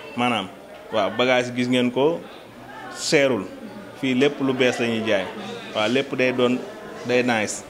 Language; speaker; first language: Wolof; native; Wolof